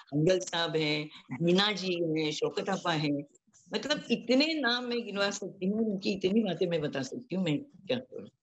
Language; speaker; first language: Hindi; non-native, local second language; Marathi